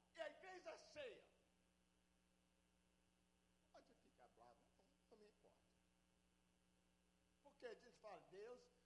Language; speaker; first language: Portuguese; non-native, learner; English